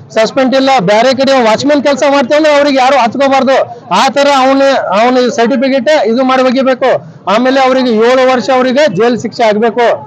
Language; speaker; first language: Kannada; non-native, local second language; Lambadi